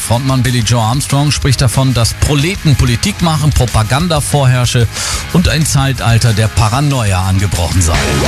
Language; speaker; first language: German; native; German